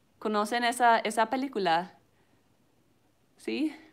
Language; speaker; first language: Spanish; non-native, learner; English